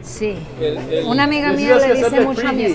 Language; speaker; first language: Spanish; early bilingual, heritage; Spanish